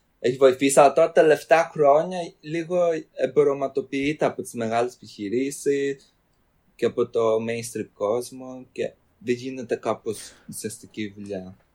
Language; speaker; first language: Greek; early bilingual, other home language; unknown